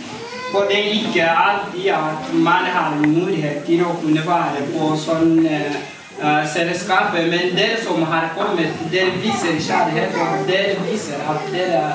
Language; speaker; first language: Norwegian; non-native, fluent; Kinyarwanda